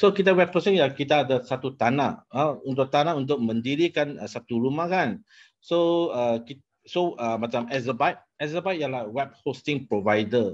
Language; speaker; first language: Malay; non-native, local second language; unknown